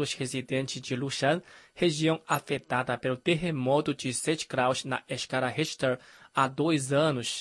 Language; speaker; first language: Portuguese; non-native, fluent; Chinese